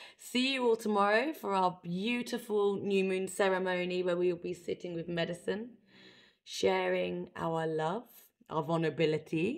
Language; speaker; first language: English; native; English